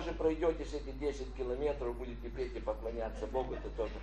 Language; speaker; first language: Polish; non-native, learner; Russian